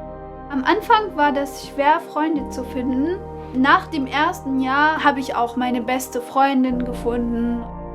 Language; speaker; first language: German; non-native, fluent; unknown